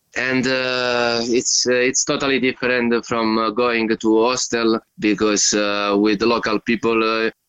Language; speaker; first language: English; non-native, learner; Italian